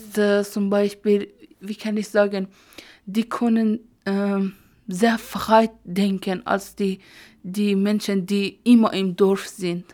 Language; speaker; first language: German; non-native, learner; Persian